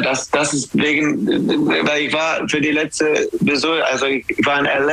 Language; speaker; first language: German; non-native, learner; English